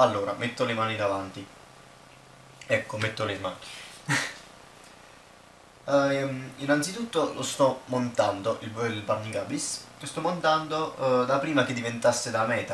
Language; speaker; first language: Italian; native; Italian